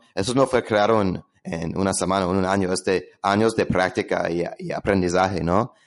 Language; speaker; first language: Spanish; non-native, fluent; English